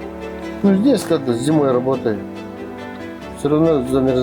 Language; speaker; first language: Russian; non-native, local second language; Yakut